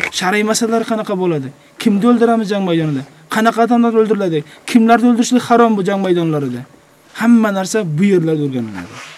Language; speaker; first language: Uzbek; native; Uzbek